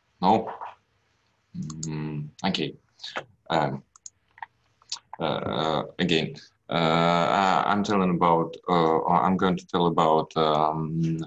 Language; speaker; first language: English; non-native, learner; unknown